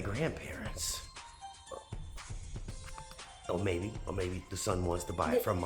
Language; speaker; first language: English; native; English